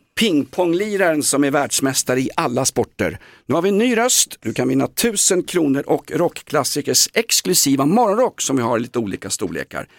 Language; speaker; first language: Swedish; native; Swedish